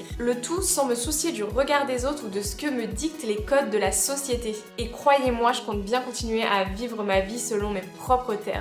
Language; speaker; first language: French; native; French